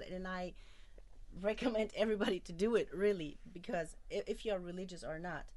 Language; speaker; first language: English; non-native, fluent; Arabic